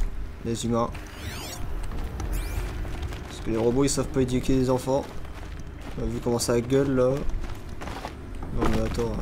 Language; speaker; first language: French; native; French